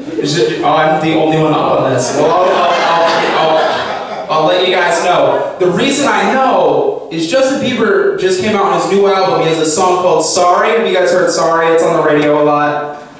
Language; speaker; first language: English; native; English